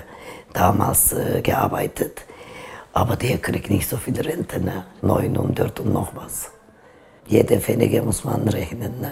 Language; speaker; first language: German; non-native, learner; Turkish